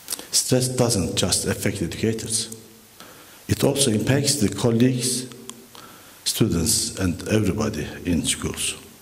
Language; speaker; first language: English; non-native, fluent; Turkish